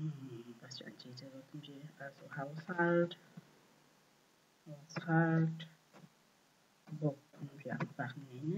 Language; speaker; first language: German; non-native, fluent; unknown